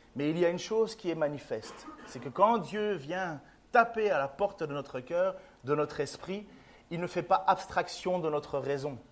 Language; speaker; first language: French; native; French